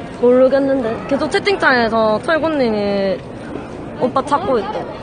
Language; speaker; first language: Korean; native; Korean